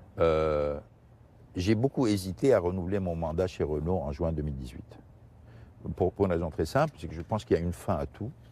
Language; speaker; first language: French; non-native, local second language; Portuguese